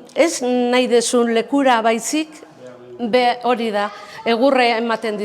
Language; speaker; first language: Basque; non-native, local second language; Spanish